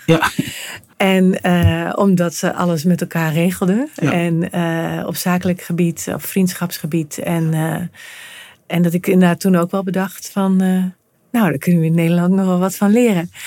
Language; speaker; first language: Dutch; native; Dutch